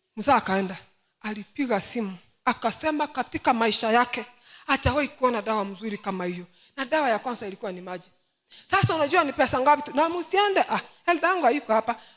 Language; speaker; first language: Swahili; non-native, local second language; Gusii